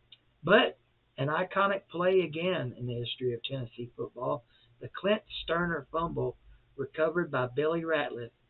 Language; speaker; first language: English; native; English